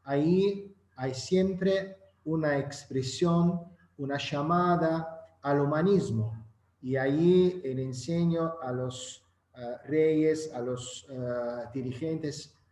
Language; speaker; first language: Spanish; non-native, fluent; Azerbaijani